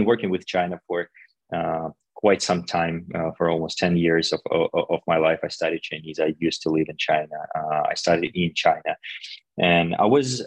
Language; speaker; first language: English; non-native, fluent; Russian